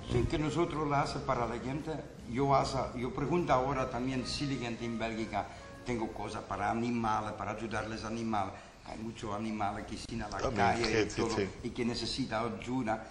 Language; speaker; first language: Spanish; non-native, learner; Dutch